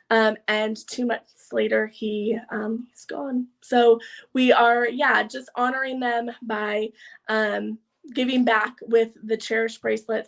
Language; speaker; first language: English; native; English